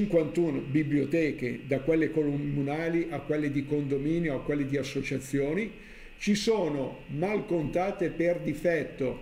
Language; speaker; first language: Italian; native; Italian